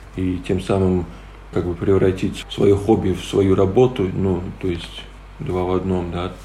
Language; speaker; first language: Russian; non-native, local second language; Polish